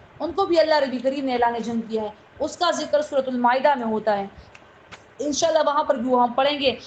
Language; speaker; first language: Urdu; non-native, local second language; Pashto